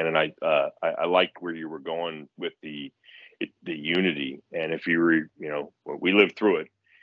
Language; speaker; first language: English; native; English